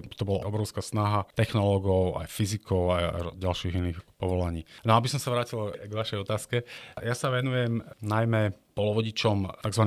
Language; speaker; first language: Slovak; native; Slovak